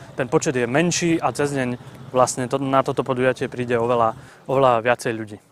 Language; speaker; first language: Slovak; native; Slovak